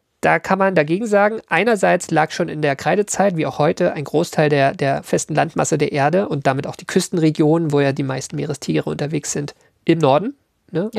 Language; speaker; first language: German; native; German